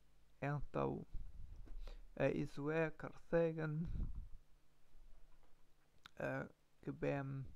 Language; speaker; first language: Portuguese; non-native, learner; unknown